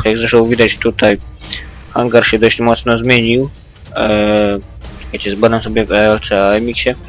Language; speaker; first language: Polish; native; Polish